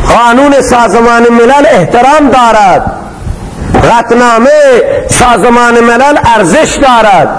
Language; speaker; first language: Persian; non-native, local second language; Baluchi